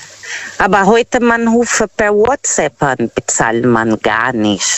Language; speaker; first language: German; non-native, fluent; Portuguese